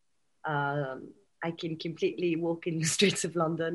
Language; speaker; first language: English; non-native, fluent; French